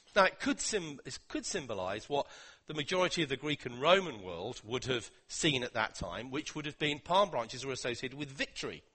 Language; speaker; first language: English; native; English